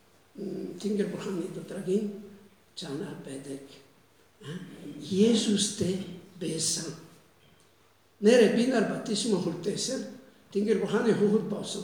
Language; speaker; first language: Mongolian; non-native, fluent; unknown